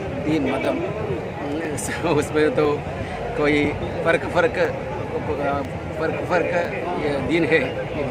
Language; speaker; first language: Hindi; non-native, local second language; Malayalam